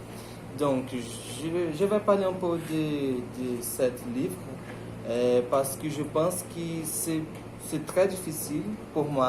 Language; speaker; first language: French; non-native, learner; Portuguese